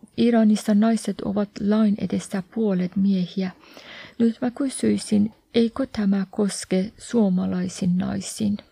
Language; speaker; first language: Finnish; non-native, fluent; Persian